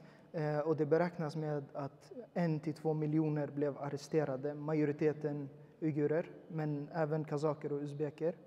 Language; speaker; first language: Swedish; early bilingual, other home language; Uyghur